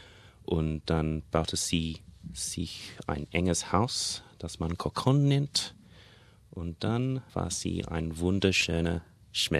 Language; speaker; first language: German; non-native, learner; English